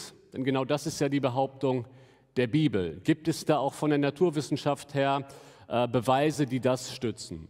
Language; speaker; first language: German; native; German